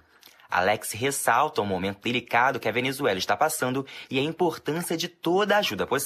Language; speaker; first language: Portuguese; native; Portuguese